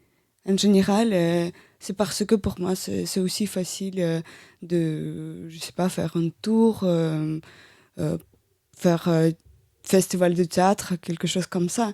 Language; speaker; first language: French; non-native, learner; Russian